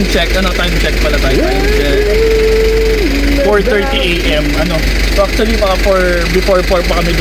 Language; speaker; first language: Filipino; native; Filipino